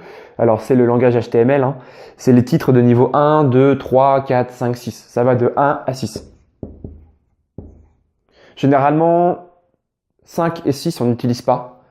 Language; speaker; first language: French; native; French